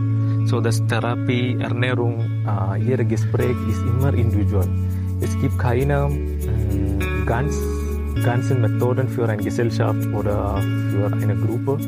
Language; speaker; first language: German; non-native, learner; Malayalam